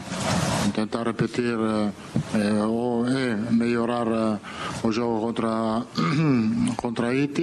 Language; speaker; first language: Portuguese; non-native, fluent; Italian